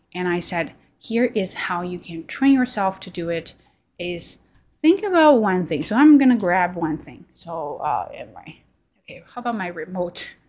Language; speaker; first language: English; non-native, fluent; Chinese